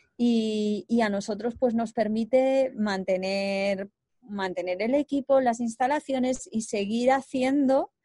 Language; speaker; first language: Spanish; native; Spanish